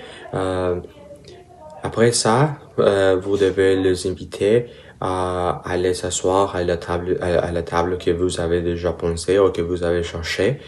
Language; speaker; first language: French; non-native, learner; Spanish